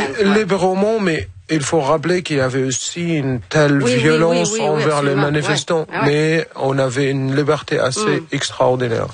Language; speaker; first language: French; non-native, fluent; Arabic